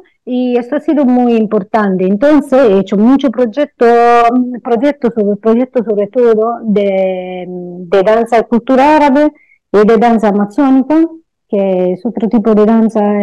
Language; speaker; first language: Spanish; non-native, fluent; Italian